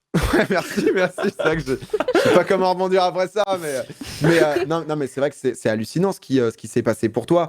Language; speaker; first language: French; native; French